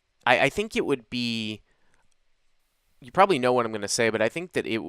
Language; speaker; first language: English; native; English